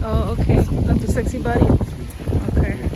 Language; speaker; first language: Spanish; early bilingual, heritage; Spanish